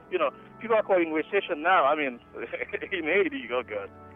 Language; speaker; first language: English; non-native, fluent; Haitian Creole